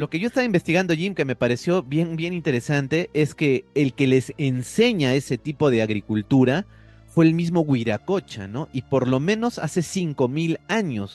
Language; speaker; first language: Spanish; native; Spanish